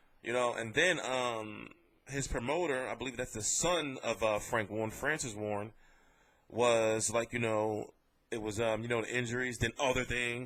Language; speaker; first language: English; native; English